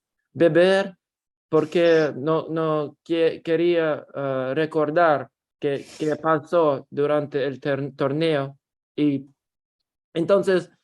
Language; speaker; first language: Spanish; non-native, learner; Russian